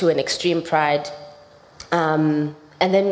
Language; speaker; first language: English; non-native, local second language; Xhosa